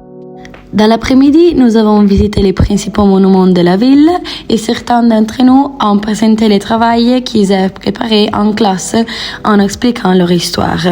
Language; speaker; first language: French; non-native, learner; Italian